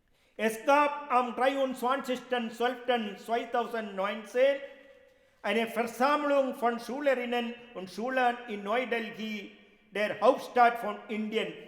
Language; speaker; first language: German; non-native, fluent; Malayalam